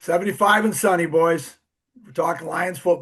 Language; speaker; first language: English; native; English